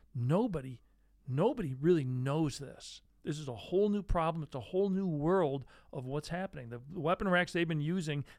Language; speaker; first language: English; native; English